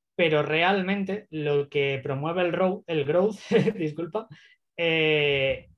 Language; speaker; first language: Spanish; native; Spanish